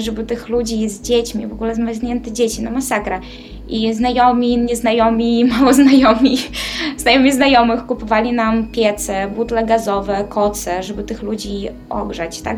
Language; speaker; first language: Polish; non-native, fluent; Ukrainian